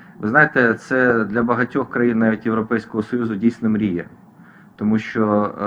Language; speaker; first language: Ukrainian; native; Ukrainian